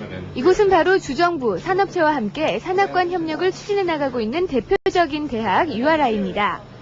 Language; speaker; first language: Korean; native; Korean